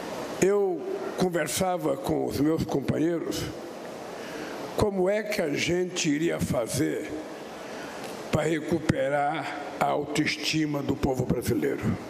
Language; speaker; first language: Portuguese; native; Portuguese